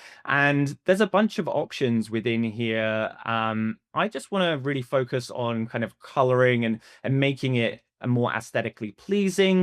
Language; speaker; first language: English; native; English